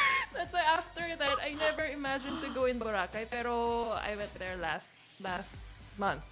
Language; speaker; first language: English; early bilingual, other home language; Korean